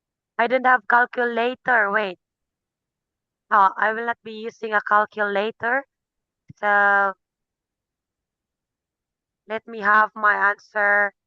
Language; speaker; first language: English; non-native, fluent; Filipino